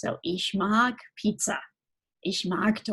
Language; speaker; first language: German; non-native, fluent; English